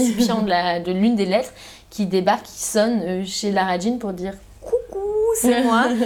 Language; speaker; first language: French; native; French